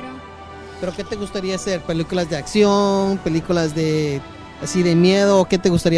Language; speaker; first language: Spanish; native; Spanish